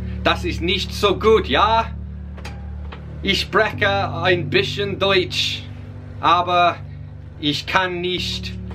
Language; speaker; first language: German; non-native, learner; English